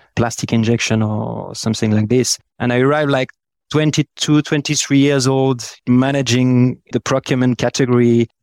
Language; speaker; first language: English; non-native, fluent; French